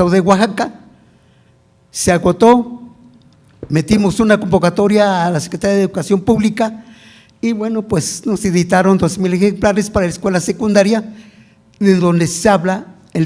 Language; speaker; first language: Spanish; non-native, local second language; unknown